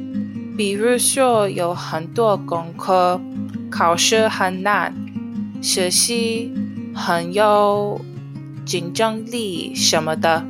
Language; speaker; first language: Chinese; non-native, learner; English